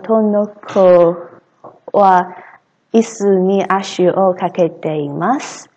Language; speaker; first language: Japanese; non-native, learner; English